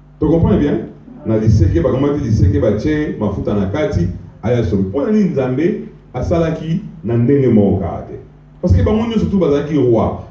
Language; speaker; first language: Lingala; non-native, local second language; Swahili